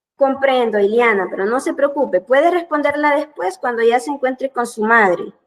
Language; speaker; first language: Spanish; native; Spanish